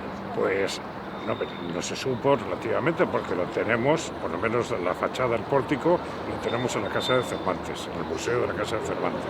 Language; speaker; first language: Spanish; native; Spanish